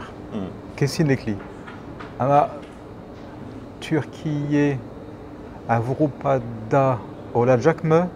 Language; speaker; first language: Turkish; non-native, learner; French